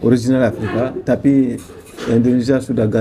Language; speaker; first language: Indonesian; non-native, learner; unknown